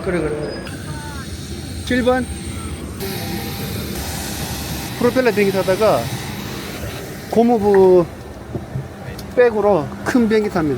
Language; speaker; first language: Korean; native; Korean